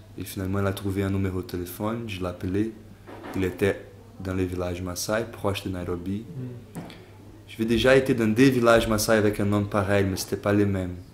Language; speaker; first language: French; non-native, fluent; Portuguese